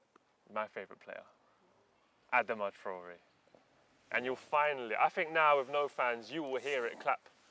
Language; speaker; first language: English; early bilingual, other home language; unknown